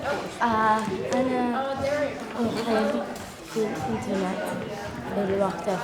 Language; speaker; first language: Arabic; non-native, learner; English